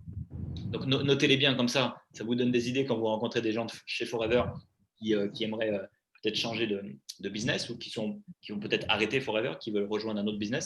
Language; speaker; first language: French; native; French